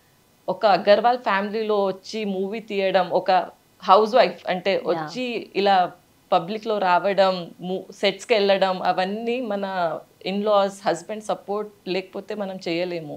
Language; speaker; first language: Telugu; non-native, local second language; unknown